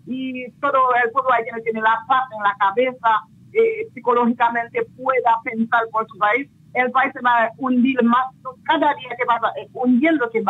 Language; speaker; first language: Spanish; non-native, local second language; Haitian Creole